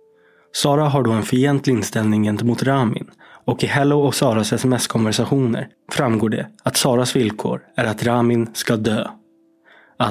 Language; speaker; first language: Swedish; native; Swedish